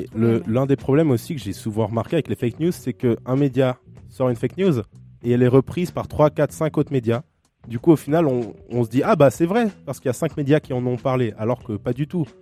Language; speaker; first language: French; native; French